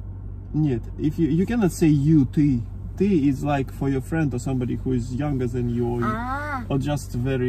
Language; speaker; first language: English; non-native, learner; Russian